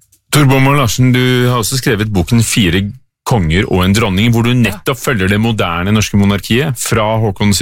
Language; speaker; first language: Norwegian; native; Norwegian